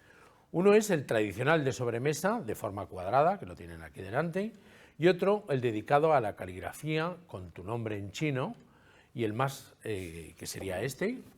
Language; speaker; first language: Spanish; native; Spanish